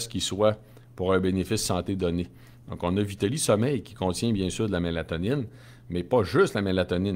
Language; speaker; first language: French; native; French